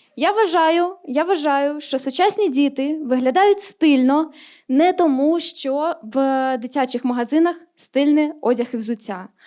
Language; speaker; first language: Ukrainian; native; Ukrainian